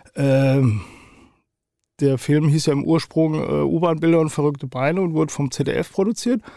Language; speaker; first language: German; native; German